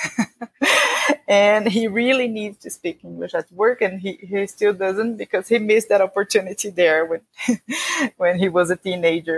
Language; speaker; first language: English; non-native, fluent; Portuguese